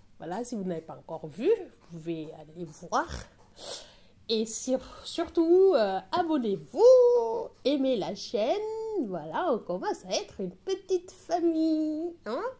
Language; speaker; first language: French; non-native, local second language; Wolof